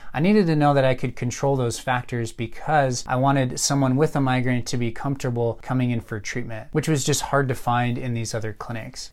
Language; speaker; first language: English; native; English